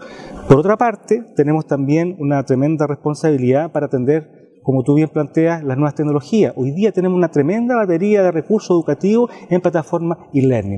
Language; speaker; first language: Spanish; native; Spanish